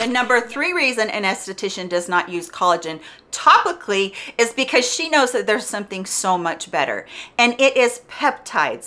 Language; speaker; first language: English; native; English